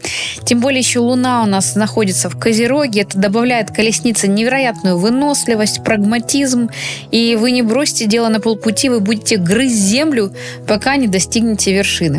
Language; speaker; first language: Russian; native; Russian